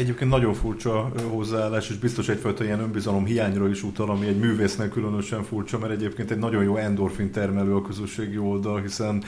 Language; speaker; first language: Hungarian; native; Hungarian